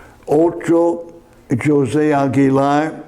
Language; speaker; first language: Portuguese; non-native, fluent; English